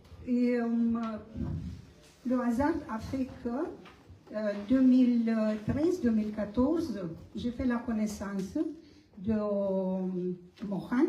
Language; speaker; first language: French; non-native, fluent; Romanian